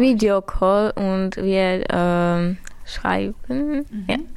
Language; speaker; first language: German; early bilingual, other home language; Armenian